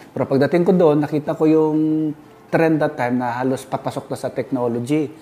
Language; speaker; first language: Filipino; non-native, local second language; Hiligaynon